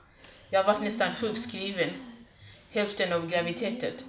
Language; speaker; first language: Swedish; non-native, fluent; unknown